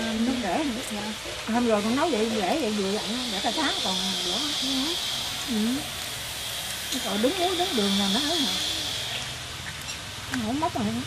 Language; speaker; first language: Vietnamese; native; Vietnamese